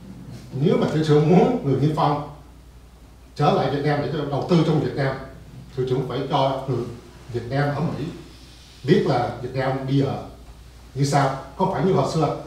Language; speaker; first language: Vietnamese; early bilingual, heritage; Vietnamese